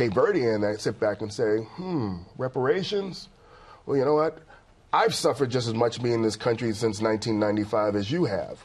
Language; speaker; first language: English; native; English